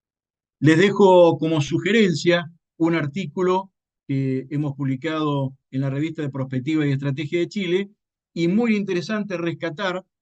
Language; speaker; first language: Spanish; native; Spanish